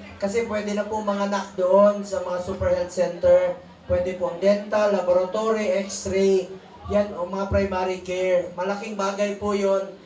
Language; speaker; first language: Filipino; non-native, local second language; Hiligaynon